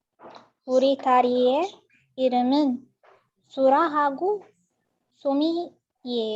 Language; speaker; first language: Korean; non-native, learner; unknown